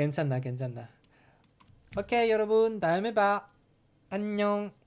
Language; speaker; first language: Korean; non-native, learner; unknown